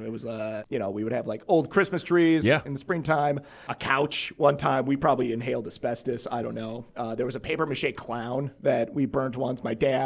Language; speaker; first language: English; native; English